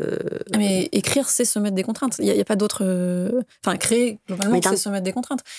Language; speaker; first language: French; native; French